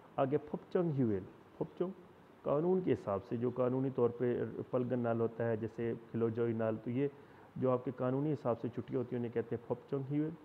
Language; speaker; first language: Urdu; non-native, local second language; Punjabi